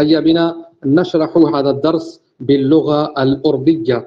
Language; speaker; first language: Arabic; non-native, fluent; Urdu